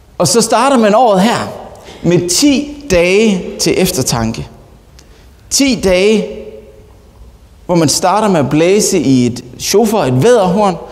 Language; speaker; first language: Danish; native; Danish